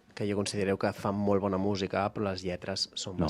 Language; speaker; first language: Catalan; native; Catalan